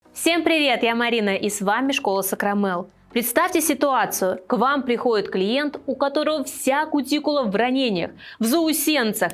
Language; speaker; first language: Russian; native; Russian